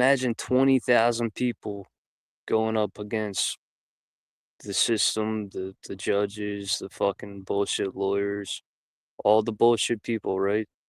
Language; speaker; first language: English; native; English